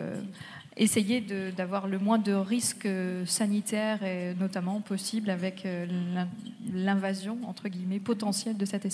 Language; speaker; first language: French; native; French